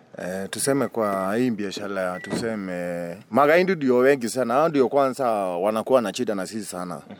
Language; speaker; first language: Swahili; non-native, local second language; Kikuyu